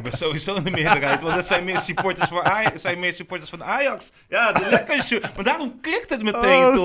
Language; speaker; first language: Dutch; native; Dutch